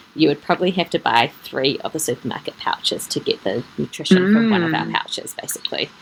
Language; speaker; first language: English; native; English